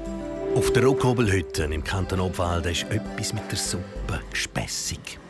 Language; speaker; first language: German; native; German